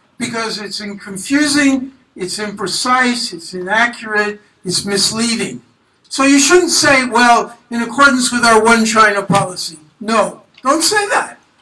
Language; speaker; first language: English; native; English